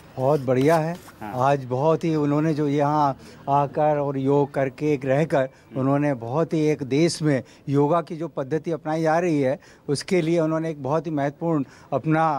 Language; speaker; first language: Hindi; native; Hindi